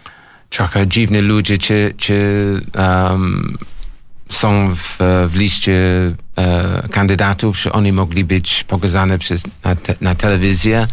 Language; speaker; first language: Polish; non-native, learner; English